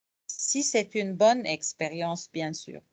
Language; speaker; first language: French; non-native, local second language; Arabic